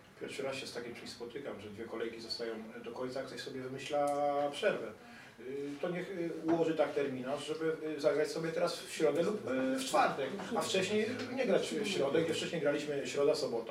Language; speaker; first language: Polish; native; Polish